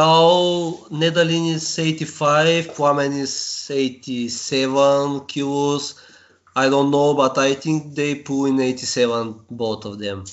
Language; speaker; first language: English; non-native, learner; Bulgarian